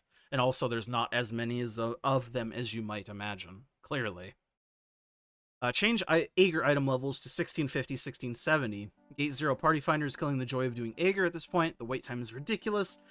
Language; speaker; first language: English; native; English